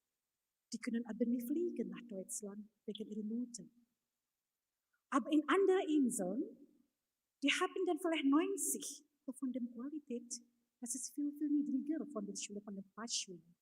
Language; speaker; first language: German; non-native, fluent; Indonesian